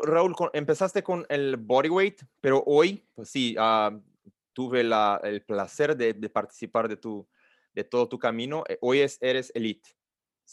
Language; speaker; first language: Spanish; non-native, learner; Portuguese